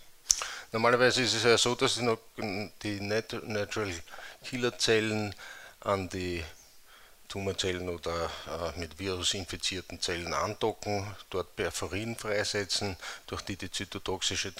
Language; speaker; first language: German; native; German